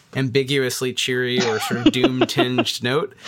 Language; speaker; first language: English; native; English